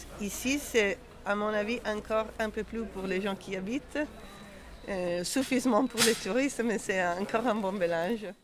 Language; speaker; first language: French; non-native, fluent; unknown